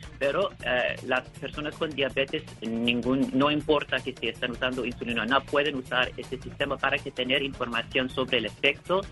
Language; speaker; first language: Spanish; non-native, learner; English